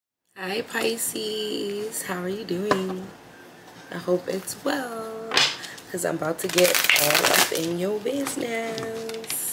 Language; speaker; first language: English; native; English